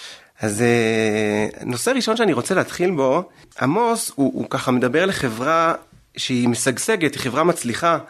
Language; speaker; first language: Hebrew; native; Hebrew